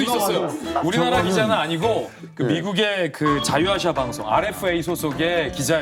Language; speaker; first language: Korean; native; Korean